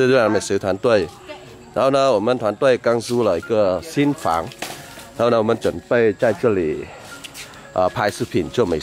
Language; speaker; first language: Chinese; non-native, fluent; Vietnamese